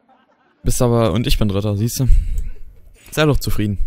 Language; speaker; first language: German; native; German